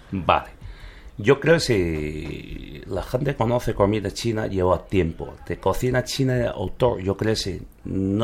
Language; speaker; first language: Spanish; non-native, learner; Chinese